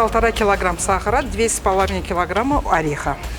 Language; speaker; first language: Russian; non-native, learner; Azerbaijani